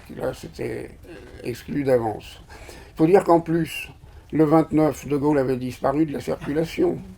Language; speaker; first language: French; native; French